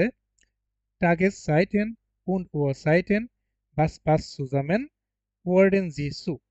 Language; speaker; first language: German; non-native, fluent; Bangla